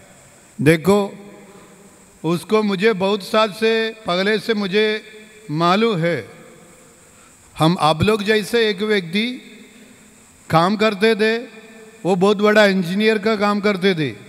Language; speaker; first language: Hindi; non-native, local second language; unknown